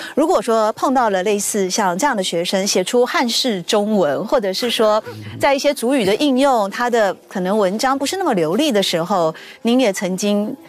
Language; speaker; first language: Chinese; native; Chinese